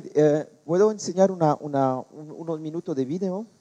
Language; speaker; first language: Spanish; non-native, learner; French